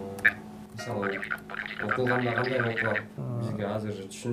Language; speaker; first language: Kyrgyz; native; Kyrgyz